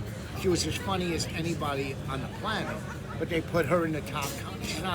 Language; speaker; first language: English; native; English